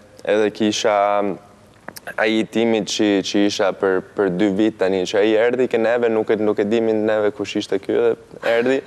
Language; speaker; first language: Albanian; early bilingual, heritage; Albanian